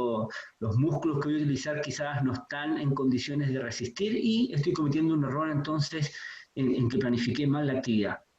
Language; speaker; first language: Spanish; native; Spanish